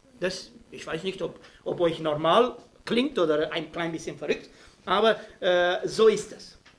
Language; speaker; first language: German; non-native, fluent; Romanian